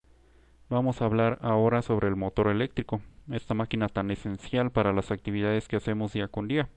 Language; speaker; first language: Spanish; native; Spanish